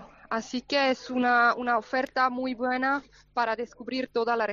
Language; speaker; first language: Spanish; non-native, fluent; German